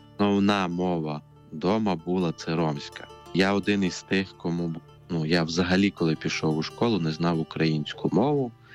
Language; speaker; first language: Ukrainian; non-native, local second language; Romany